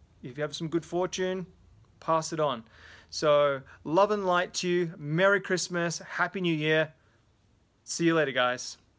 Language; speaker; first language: English; native; English